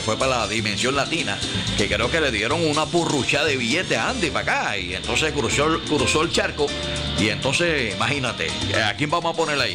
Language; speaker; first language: Spanish; native; Spanish